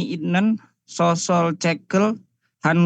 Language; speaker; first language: Korean; non-native, learner; Indonesian